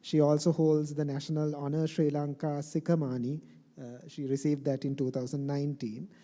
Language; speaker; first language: English; non-native, local second language; Sinhala